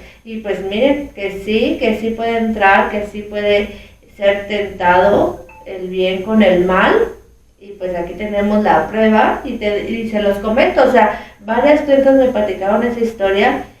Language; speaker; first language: Spanish; native; Spanish